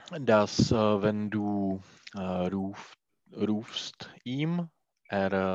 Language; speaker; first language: German; non-native, learner; Czech